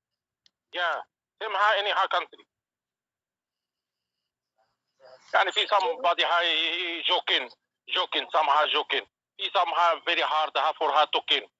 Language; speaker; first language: English; non-native, learner; Arabic